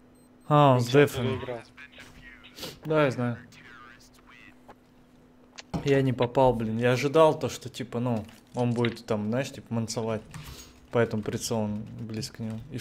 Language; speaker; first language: Russian; native; Russian